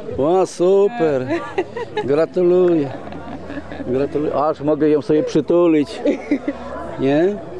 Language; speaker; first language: Polish; native; Polish